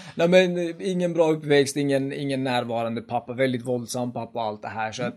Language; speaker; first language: Swedish; early bilingual, other home language; Kurdish